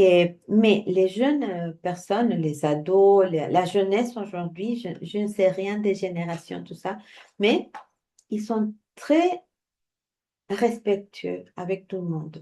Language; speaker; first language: French; non-native, fluent; Spanish